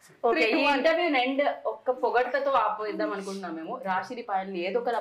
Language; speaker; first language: Telugu; native; Telugu